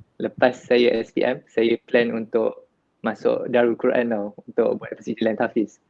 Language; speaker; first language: Malay; native; Malay